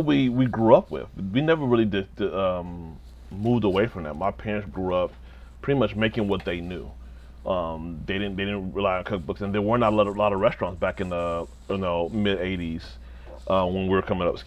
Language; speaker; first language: English; native; English